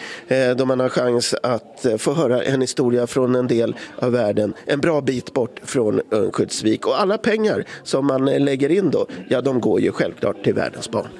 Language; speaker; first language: Swedish; native; Swedish